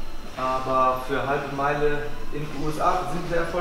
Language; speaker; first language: German; native; German